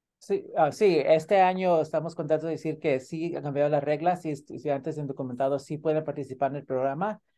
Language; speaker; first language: Spanish; early bilingual, heritage; Spanish